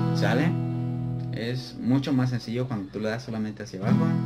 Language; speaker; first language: Spanish; native; Spanish